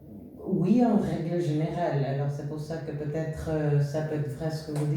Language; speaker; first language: French; non-native, fluent; Spanish